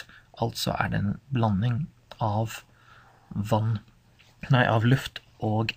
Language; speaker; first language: Norwegian; non-native, fluent; English